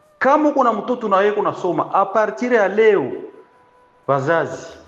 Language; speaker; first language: Swahili; native; Swahili